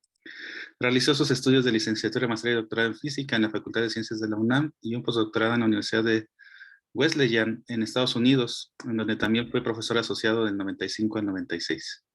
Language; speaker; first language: Spanish; native; Spanish